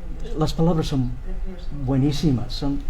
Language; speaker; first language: Spanish; non-native, learner; English